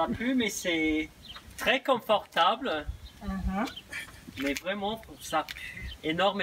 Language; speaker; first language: French; non-native, fluent; English